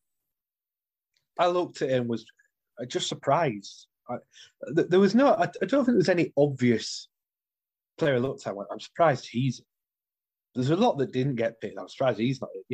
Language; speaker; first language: English; native; English